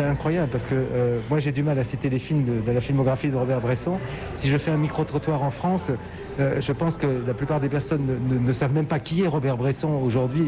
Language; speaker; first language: French; native; French